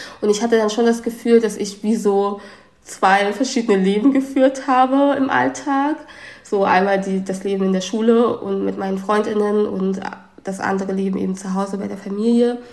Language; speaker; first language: German; early bilingual, other home language; Vietnamese